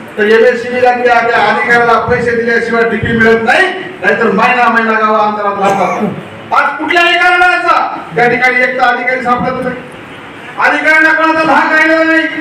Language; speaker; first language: Marathi; native; Marathi